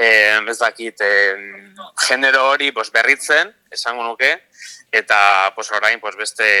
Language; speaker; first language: Basque; non-native, local second language; Spanish